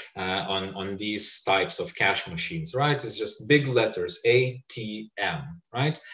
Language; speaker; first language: English; non-native, fluent; Lithuanian